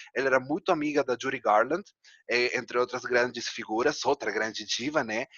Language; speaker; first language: Portuguese; non-native, fluent; Spanish